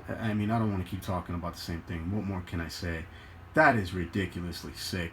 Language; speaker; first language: English; native; English